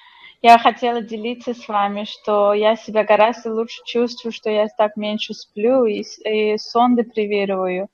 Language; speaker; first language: Russian; non-native, fluent; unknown